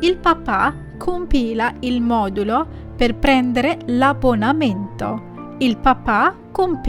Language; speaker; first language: Italian; non-native, fluent; Sinhala